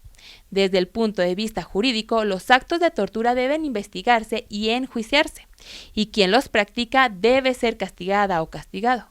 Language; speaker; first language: Spanish; native; Spanish